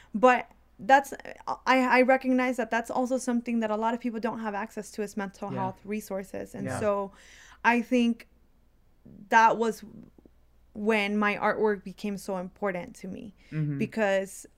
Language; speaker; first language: English; early bilingual, other home language; Spanish